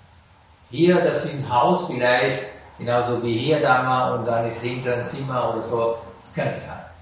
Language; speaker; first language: German; non-native, learner; Sinhala